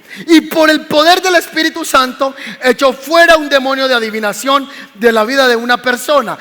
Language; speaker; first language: Spanish; native; Spanish